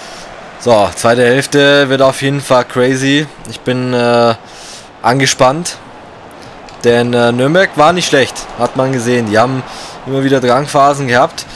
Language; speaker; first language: German; native; German